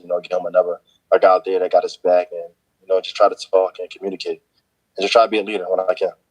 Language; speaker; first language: English; native; English